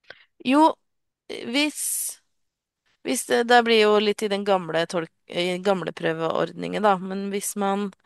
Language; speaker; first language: Norwegian; native; Norwegian